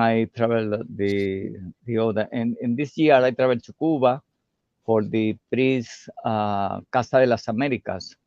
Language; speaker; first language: English; non-native, learner; Portuguese